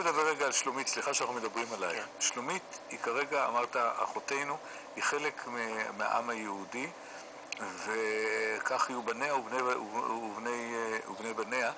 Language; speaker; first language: Hebrew; native; Hebrew